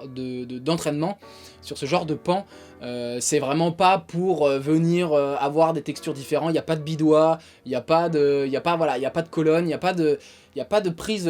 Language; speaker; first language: French; native; French